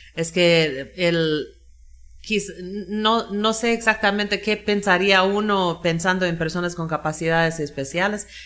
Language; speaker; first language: Spanish; non-native, fluent; English